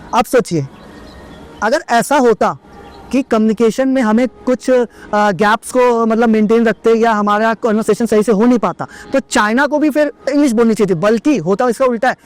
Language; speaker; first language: Hindi; native; Hindi